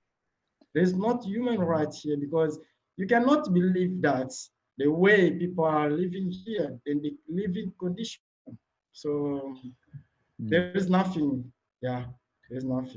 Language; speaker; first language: English; non-native, learner; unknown